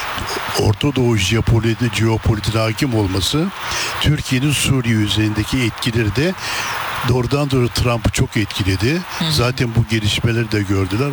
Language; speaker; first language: Turkish; native; Turkish